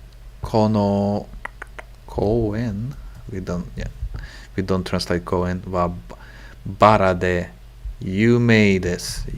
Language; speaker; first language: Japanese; non-native, learner; English